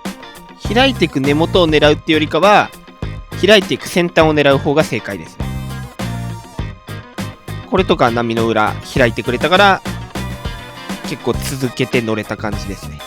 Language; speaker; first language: Japanese; native; Japanese